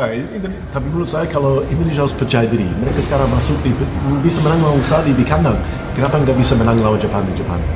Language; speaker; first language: Indonesian; non-native, fluent; English